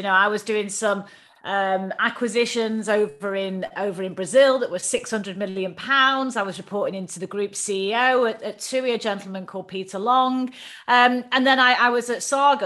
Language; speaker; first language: English; native; English